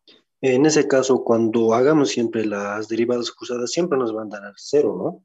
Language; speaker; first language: Spanish; native; Spanish